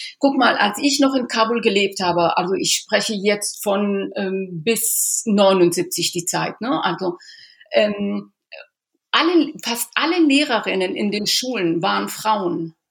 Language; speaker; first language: German; early bilingual, other home language; Persian